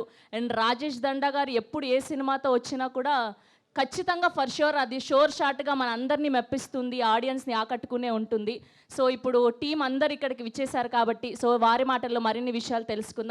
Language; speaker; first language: Telugu; native; Telugu